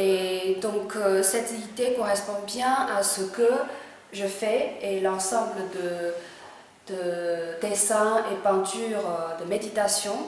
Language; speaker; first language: French; non-native, fluent; Chinese